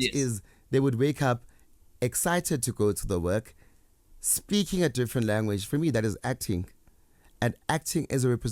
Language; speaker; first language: English; non-native, local second language; Zulu